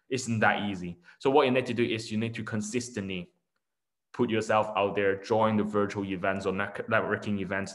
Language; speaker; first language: English; non-native, local second language; Cantonese